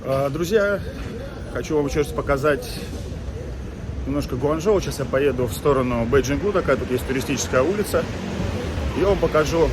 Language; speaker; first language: Russian; native; Russian